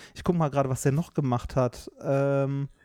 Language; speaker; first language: German; native; German